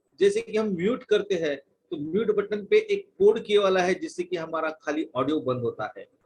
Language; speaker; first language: Hindi; non-native, local second language; Marathi